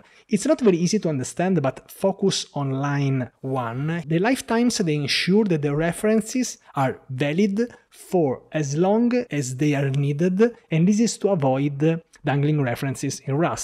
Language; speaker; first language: English; non-native, fluent; Italian